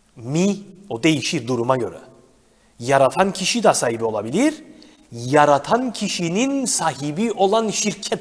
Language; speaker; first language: Turkish; native; Turkish